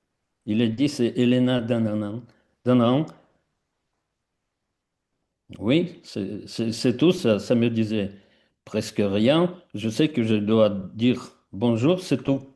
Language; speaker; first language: French; non-native, fluent; Russian